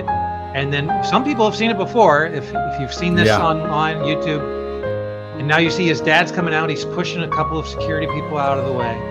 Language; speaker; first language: English; native; English